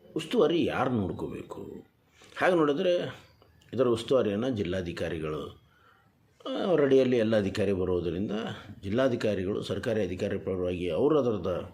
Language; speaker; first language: Kannada; native; Kannada